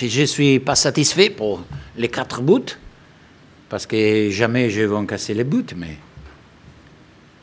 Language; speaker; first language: French; non-native, learner; Italian